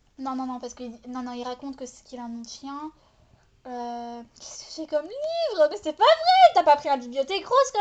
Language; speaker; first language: French; native; French